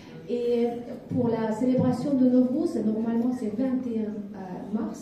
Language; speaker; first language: French; non-native, fluent; Azerbaijani